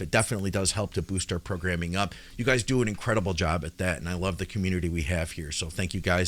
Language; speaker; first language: English; native; English